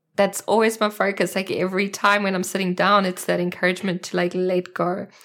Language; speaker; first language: English; native; English